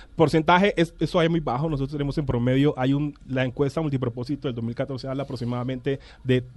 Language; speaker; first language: Spanish; native; Spanish